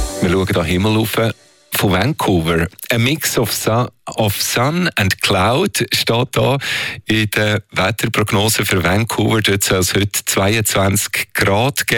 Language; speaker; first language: German; native; German